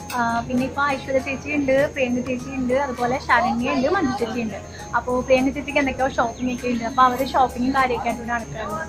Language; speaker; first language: Malayalam; native; Malayalam